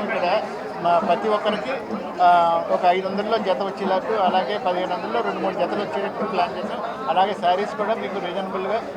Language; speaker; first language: Telugu; native; Telugu